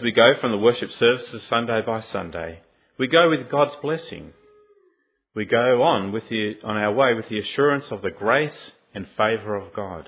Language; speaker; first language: English; native; English